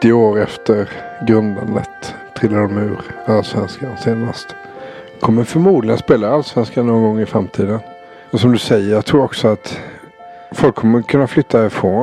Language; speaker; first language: Swedish; native; Swedish